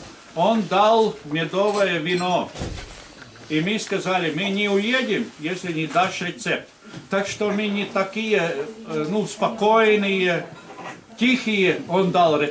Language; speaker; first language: Russian; non-native, learner; Latvian